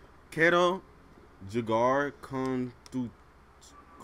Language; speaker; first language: Spanish; non-native, learner; English